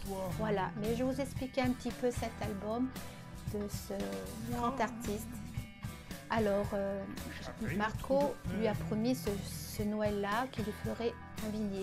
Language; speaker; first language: French; native; French